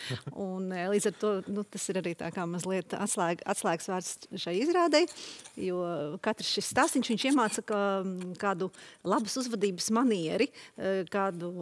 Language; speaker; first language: Latvian; native; Latvian